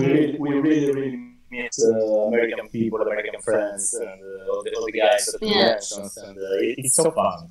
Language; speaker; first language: English; non-native, fluent; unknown